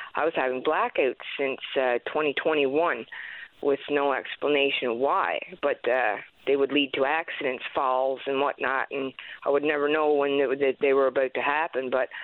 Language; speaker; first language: English; native; English